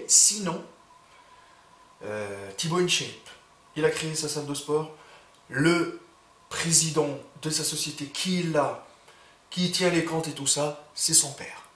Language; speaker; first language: French; native; French